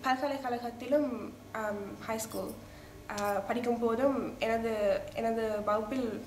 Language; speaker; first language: Tamil; early bilingual, heritage; Tamil